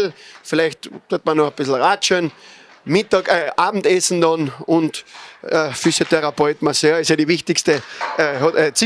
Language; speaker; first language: German; native; German